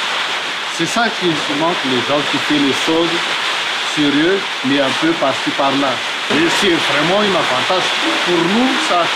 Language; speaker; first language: French; non-native, local second language; Malagasy